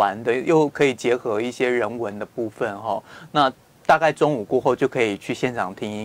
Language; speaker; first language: Chinese; native; Chinese